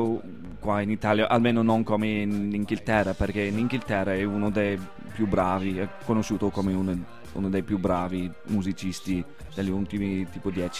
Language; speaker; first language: Italian; non-native, fluent; English